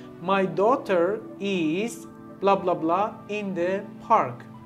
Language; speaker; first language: English; non-native, fluent; Turkish